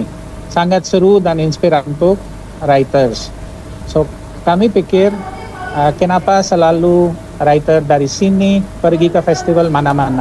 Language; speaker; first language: Indonesian; non-native, fluent; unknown